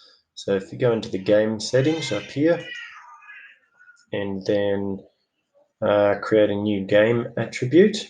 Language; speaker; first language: English; native; English